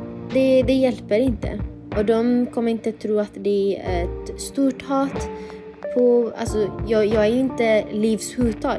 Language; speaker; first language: Swedish; non-native, fluent; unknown